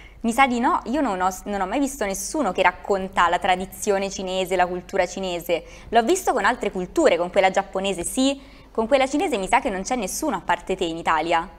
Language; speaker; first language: Italian; native; Italian